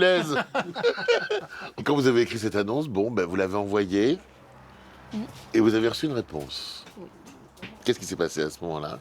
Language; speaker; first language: French; native; French